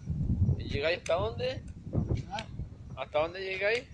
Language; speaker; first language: Spanish; native; Spanish